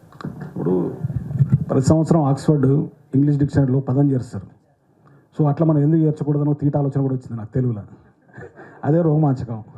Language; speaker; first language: Telugu; native; Telugu